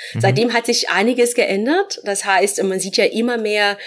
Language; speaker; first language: German; non-native, fluent; Portuguese